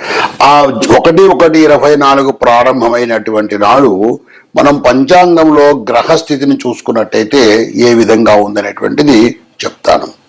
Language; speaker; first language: Telugu; native; Telugu